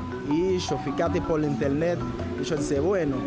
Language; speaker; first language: Spanish; non-native, learner; Haitian Creole